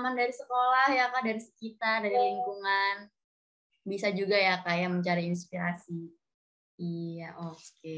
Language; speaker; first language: Indonesian; native; Indonesian